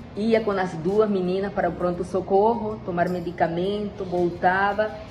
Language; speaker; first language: Portuguese; non-native, fluent; Spanish